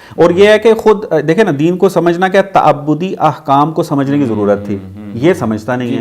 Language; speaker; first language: Urdu; non-native, local second language; Punjabi